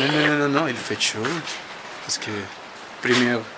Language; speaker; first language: French; non-native, learner; Spanish